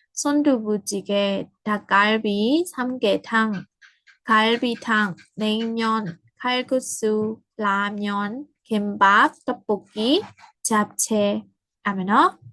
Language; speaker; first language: Korean; non-native, fluent; Burmese